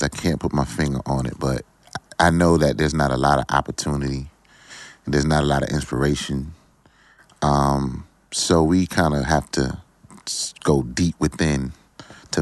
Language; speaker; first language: English; native; English